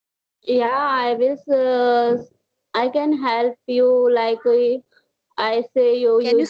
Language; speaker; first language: English; non-native, learner; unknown